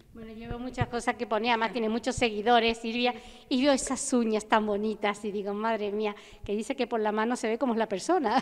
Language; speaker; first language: Spanish; native; Spanish